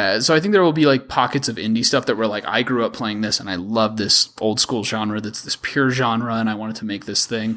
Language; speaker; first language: English; native; English